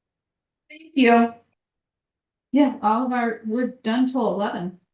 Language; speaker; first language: English; native; English